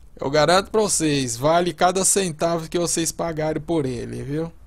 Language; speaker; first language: Portuguese; native; Portuguese